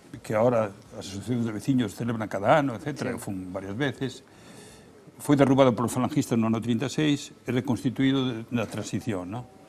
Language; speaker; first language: Galician; native; Galician